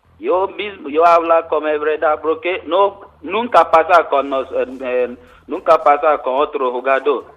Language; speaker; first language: Spanish; non-native, learner; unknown